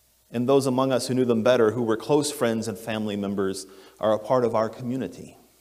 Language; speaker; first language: English; native; English